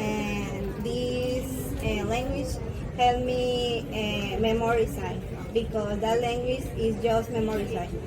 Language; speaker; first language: English; non-native, learner; Spanish